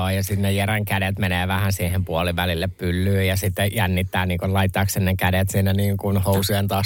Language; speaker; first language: Finnish; native; Finnish